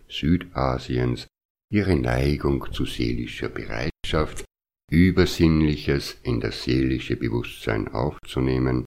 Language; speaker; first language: German; native; German